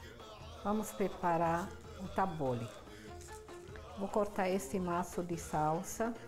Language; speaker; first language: Portuguese; non-native, fluent; Arabic